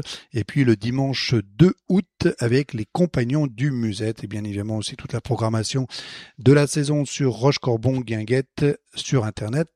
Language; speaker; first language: French; native; French